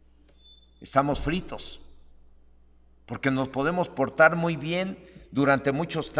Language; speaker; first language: Spanish; native; Spanish